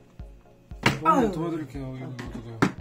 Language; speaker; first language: Spanish; native; Spanish